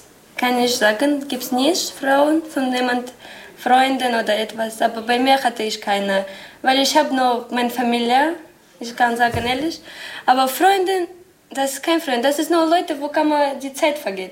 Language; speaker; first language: German; non-native, learner; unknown